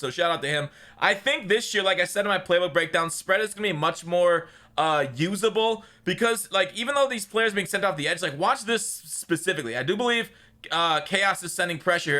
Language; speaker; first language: English; native; English